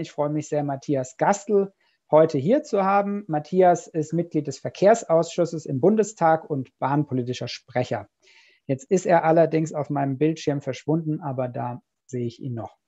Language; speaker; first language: German; native; German